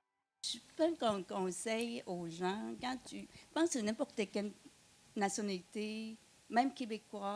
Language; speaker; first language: French; non-native, fluent; Vietnamese